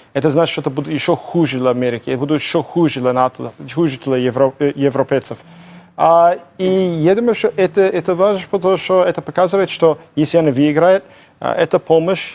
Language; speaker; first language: Russian; non-native, fluent; English